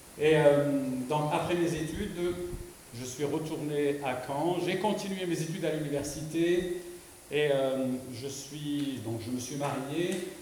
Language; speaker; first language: French; non-native, local second language; Arabic